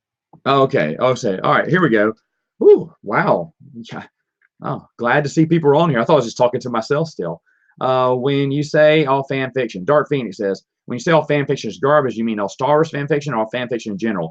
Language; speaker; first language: English; native; English